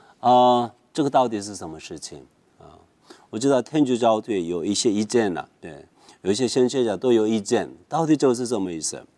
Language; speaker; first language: Chinese; non-native, fluent; Korean